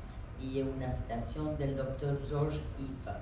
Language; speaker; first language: Spanish; non-native, learner; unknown